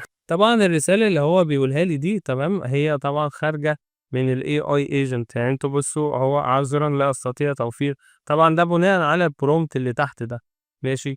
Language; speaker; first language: Arabic; native; Arabic